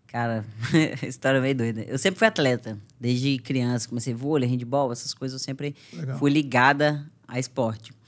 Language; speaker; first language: Portuguese; native; Portuguese